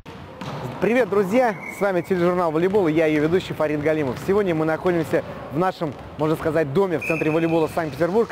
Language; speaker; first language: Russian; native; Russian